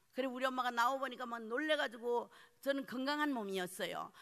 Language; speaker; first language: Korean; early bilingual, heritage; Korean